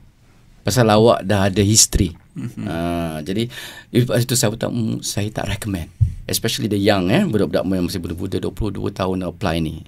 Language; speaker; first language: Malay; native; Malay